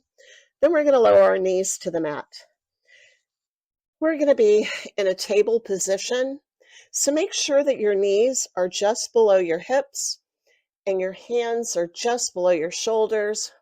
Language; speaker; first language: English; native; English